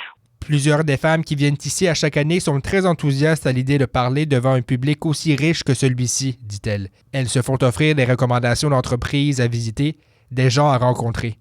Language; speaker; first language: French; native; French